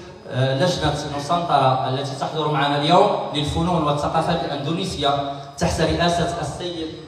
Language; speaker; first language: Arabic; native; Arabic